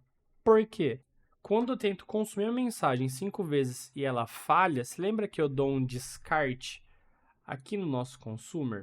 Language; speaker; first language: Portuguese; native; Portuguese